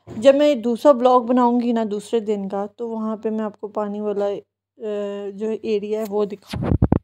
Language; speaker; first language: Urdu; native; Urdu